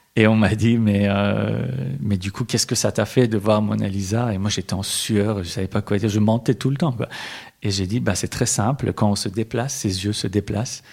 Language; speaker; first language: French; early bilingual, other home language; Persian